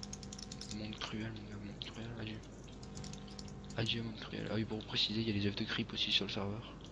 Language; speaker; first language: French; native; French